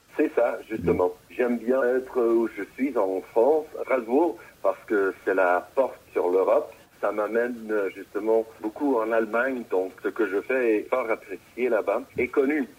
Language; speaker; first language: French; native; French